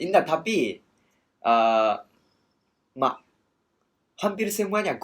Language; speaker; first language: Indonesian; non-native, learner; Japanese